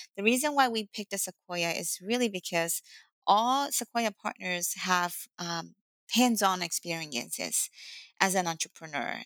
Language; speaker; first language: English; non-native, fluent; Chinese